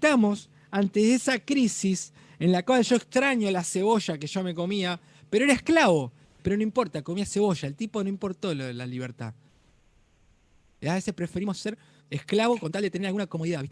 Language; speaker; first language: Spanish; native; Spanish